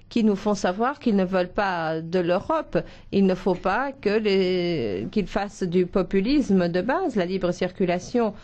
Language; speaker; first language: French; non-native, fluent; Slovenian